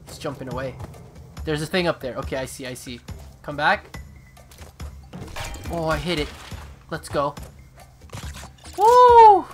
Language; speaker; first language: English; native; English